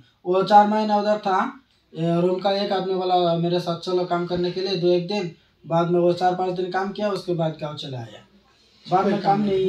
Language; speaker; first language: Hindi; non-native, local second language; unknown